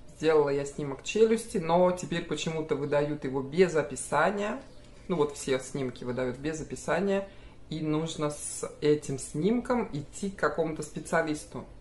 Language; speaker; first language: Russian; native; Russian